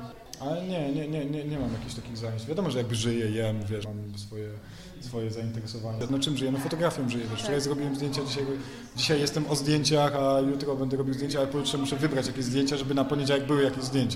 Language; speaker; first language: Polish; native; Polish